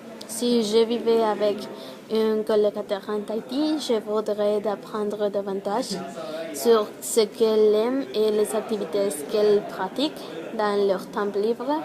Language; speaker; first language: French; non-native, learner; Spanish